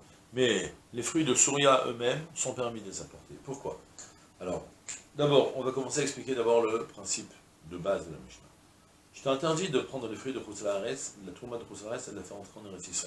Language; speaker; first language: French; native; French